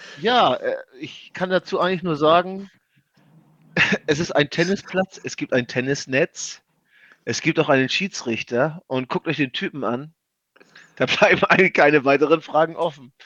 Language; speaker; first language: German; native; German